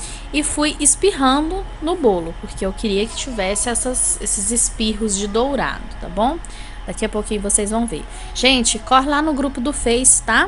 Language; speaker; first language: Portuguese; native; Portuguese